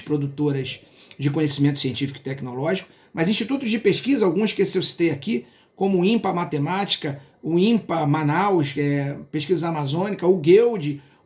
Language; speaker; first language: Portuguese; native; Portuguese